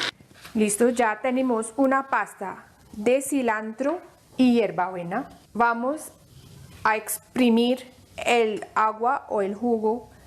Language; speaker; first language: Spanish; non-native, fluent; Hindi